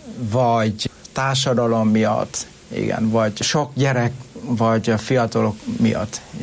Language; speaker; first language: Hungarian; non-native, learner; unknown